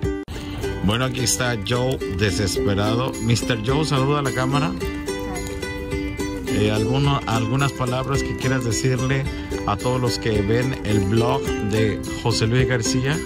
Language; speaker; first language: Spanish; native; Spanish